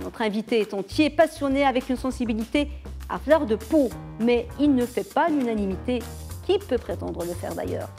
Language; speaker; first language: French; non-native, local second language; Arabic